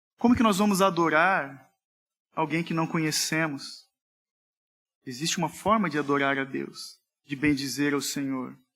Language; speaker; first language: Portuguese; native; Portuguese